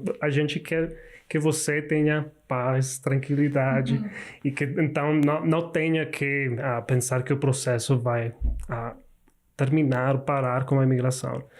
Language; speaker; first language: Portuguese; non-native, learner; Spanish